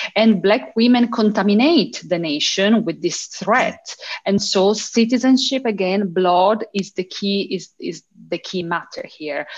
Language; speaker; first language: English; early bilingual, heritage; Italian